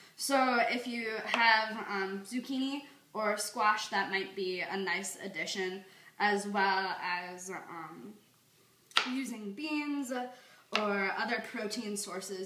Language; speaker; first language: English; native; English